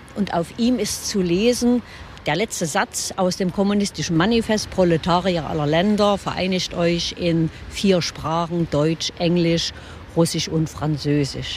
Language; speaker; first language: German; native; German